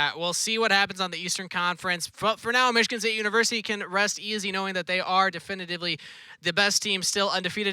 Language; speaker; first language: English; native; English